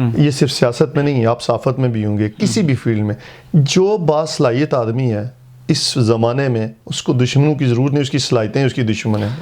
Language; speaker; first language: Urdu; non-native, local second language; Pahari-Potwari